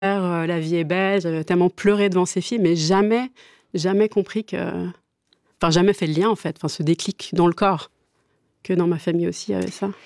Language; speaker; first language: French; native; French